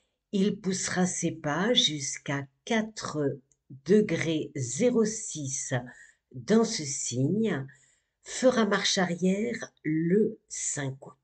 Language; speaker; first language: French; native; French